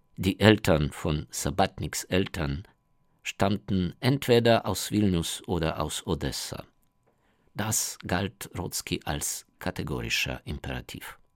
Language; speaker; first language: German; non-native, fluent; Ukrainian